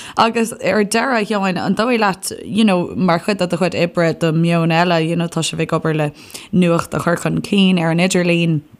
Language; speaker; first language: Irish; non-native, local second language; English